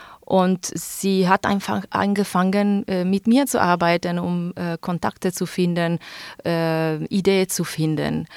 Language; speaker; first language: German; non-native, fluent; Italian